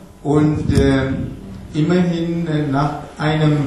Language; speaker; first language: German; non-native, fluent; Tamil